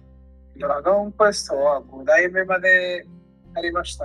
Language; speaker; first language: Japanese; non-native, learner; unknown